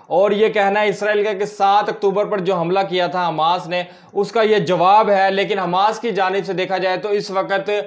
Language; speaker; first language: Urdu; native; Urdu